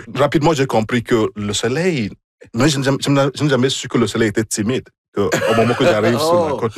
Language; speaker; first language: French; non-native, fluent; Igbo